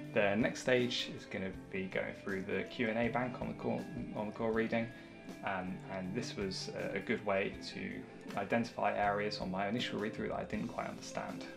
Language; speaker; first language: English; native; English